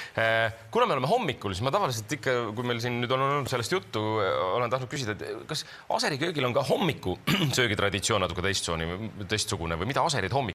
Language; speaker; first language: Estonian; native; Estonian